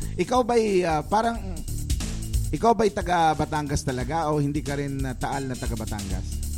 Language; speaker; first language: Filipino; native; Filipino